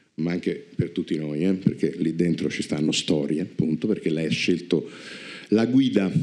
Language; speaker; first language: Italian; native; Italian